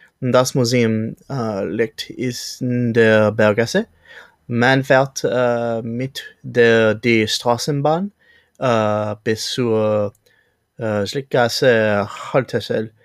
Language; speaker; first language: German; non-native, learner; English